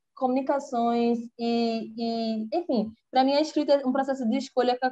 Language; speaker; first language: Portuguese; native; Portuguese